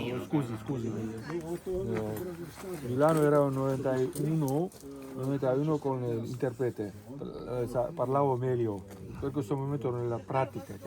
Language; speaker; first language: Italian; non-native, learner; Georgian